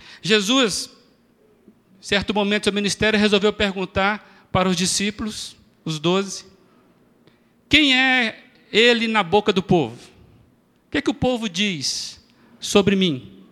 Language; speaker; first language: Portuguese; native; Portuguese